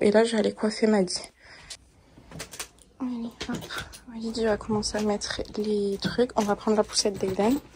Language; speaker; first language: French; native; French